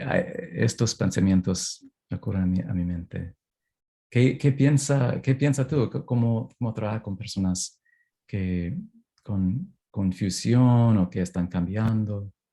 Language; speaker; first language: Spanish; non-native, fluent; English